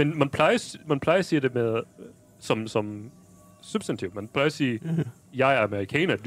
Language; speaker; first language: Danish; non-native, fluent; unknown